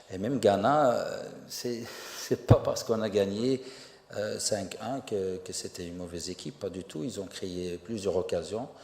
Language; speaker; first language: French; non-native, fluent; Arabic